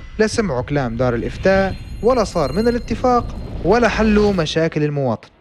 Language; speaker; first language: Arabic; native; Arabic